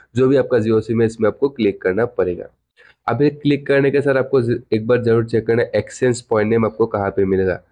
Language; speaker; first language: Hindi; non-native, local second language; Assamese